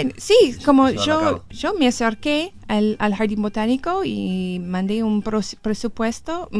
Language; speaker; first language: Spanish; non-native, learner; English